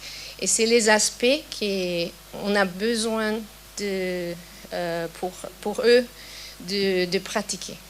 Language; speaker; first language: French; non-native, fluent; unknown